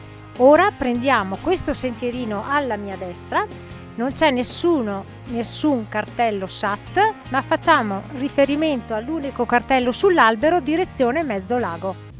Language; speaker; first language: Italian; native; Italian